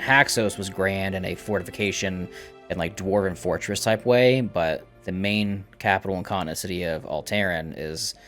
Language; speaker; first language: English; native; English